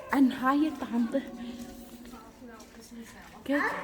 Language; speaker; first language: Dutch; non-native, learner; Filipino